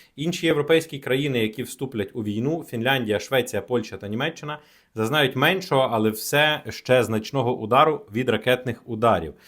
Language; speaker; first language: Ukrainian; native; Ukrainian